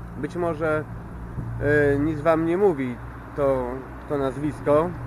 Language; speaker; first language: Polish; native; Polish